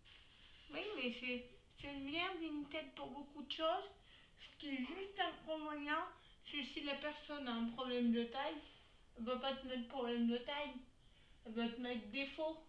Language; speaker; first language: French; native; French